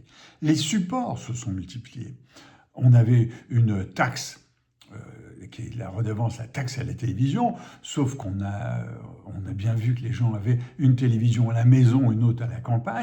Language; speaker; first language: French; native; French